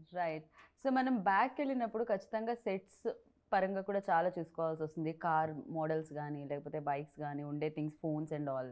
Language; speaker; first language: Telugu; native; Telugu